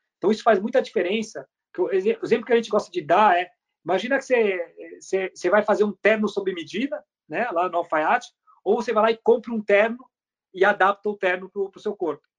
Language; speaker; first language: Portuguese; early bilingual, other home language; Spanish